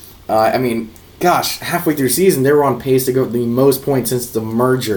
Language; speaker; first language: English; native; English